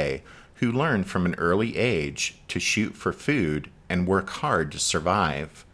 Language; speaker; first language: English; native; English